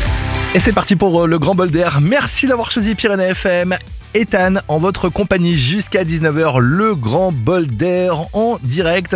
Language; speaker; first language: French; native; French